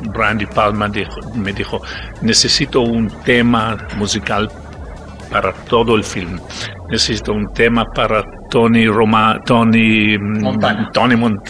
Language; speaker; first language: Spanish; non-native, learner; Italian